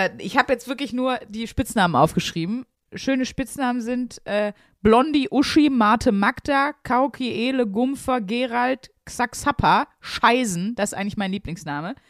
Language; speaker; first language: German; native; German